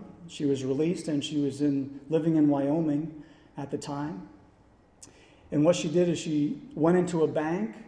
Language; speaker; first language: English; native; English